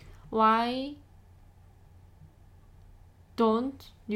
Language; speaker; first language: English; non-native, learner; Korean